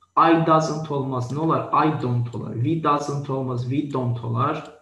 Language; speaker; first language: English; non-native, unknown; Azerbaijani